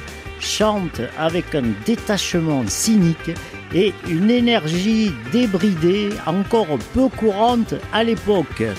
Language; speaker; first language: French; native; French